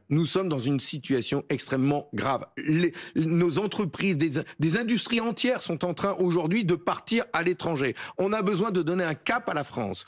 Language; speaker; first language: French; native; French